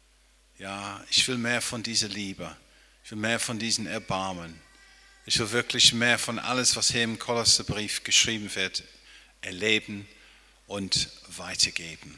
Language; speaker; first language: German; non-native, fluent; English